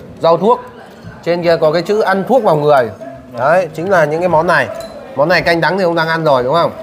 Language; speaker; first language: Vietnamese; native; Vietnamese